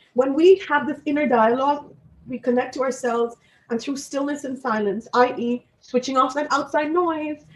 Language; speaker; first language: English; non-native, local second language; Hindi